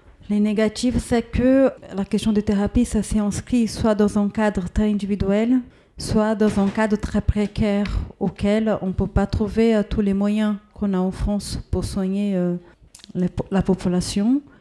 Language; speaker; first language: French; non-native, fluent; Portuguese